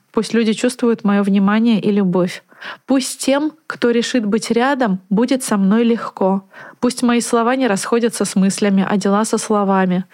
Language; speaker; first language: Russian; native; Russian